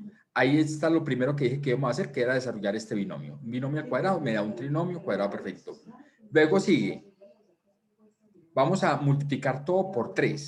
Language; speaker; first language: Spanish; native; Spanish